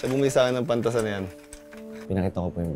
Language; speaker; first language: Filipino; native; Filipino